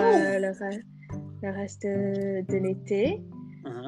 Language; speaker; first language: French; non-native, fluent; English